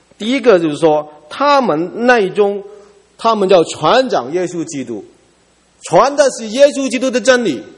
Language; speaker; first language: Chinese; non-native, local second language; Cantonese